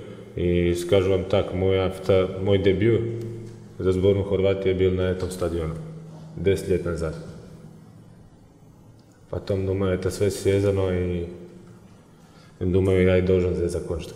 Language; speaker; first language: Russian; non-native, fluent; Croatian